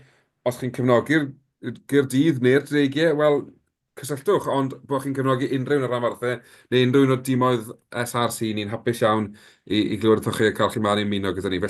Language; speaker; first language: Welsh; native; Welsh